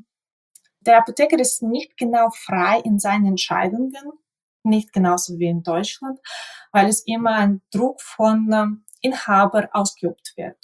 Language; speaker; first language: German; non-native, fluent; Ukrainian